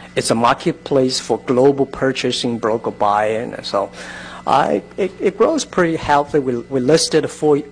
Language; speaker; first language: English; non-native, fluent; Chinese